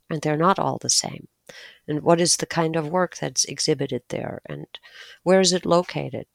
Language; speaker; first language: English; non-native, fluent; German